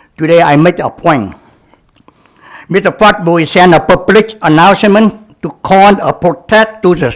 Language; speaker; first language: English; non-native, learner; Vietnamese